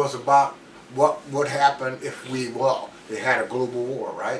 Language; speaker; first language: English; native; English